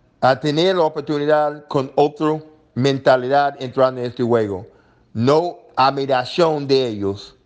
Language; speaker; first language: Spanish; non-native, learner; English